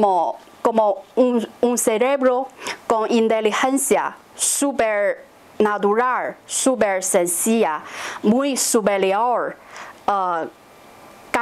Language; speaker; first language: Spanish; non-native, fluent; Chinese